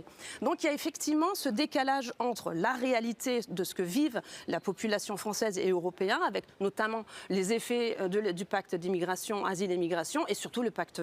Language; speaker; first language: French; native; French